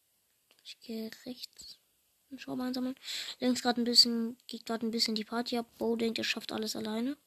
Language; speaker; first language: German; native; German